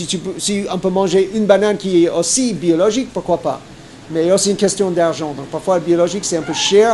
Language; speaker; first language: French; non-native, fluent; English